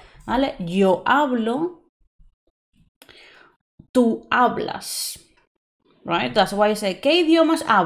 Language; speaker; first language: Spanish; non-native, fluent; English